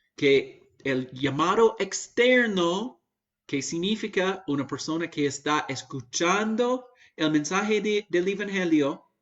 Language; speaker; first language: Spanish; non-native, fluent; English